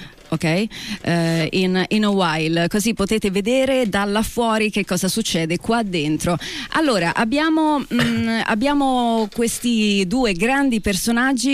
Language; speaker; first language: Italian; native; Italian